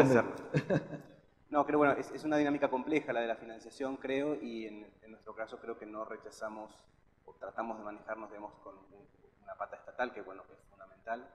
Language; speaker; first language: Spanish; native; Spanish